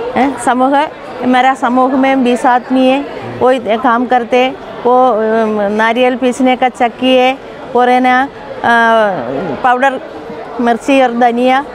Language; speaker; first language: Hindi; non-native, local second language; Malayalam